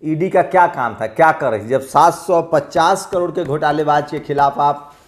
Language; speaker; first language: Hindi; native; Hindi